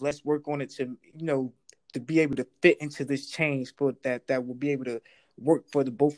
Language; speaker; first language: English; native; English